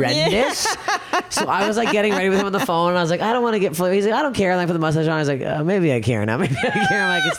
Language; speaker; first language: English; native; English